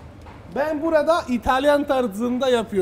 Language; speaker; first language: Turkish; non-native, learner; Italian